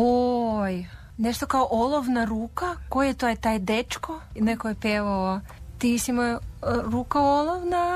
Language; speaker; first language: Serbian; non-native, learner; Russian